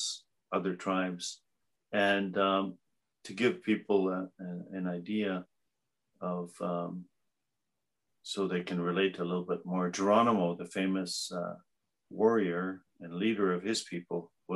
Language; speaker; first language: English; native; English